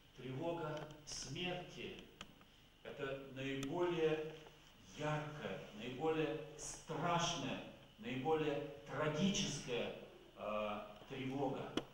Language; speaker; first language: Russian; native; Russian